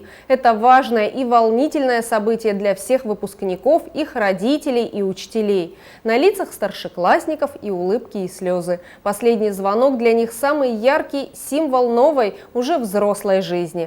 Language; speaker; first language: Russian; native; Russian